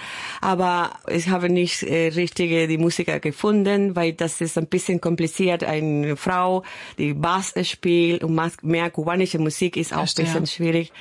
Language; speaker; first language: German; non-native, learner; Spanish